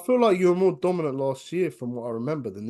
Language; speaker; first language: English; native; English